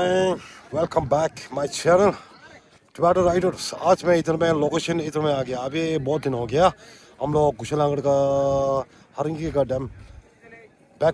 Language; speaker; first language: Hindi; non-native, local second language; Tibetan